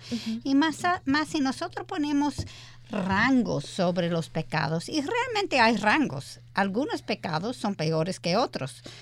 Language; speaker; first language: Spanish; early bilingual, heritage; English